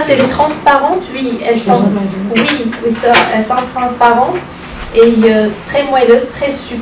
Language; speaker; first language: French; non-native, local second language; Arabic